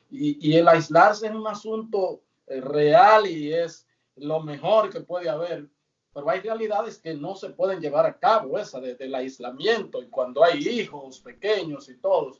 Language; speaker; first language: Spanish; native; Spanish